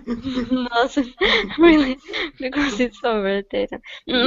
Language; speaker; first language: English; non-native, learner; Russian